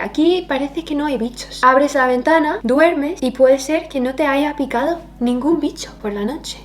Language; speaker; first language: Spanish; non-native, fluent; English